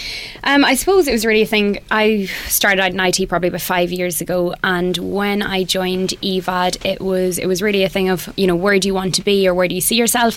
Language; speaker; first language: English; native; English